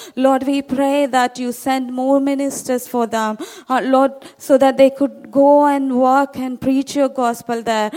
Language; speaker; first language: English; non-native, local second language; Tamil